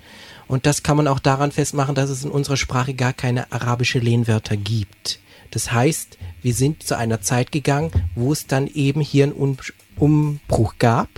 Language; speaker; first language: German; native; German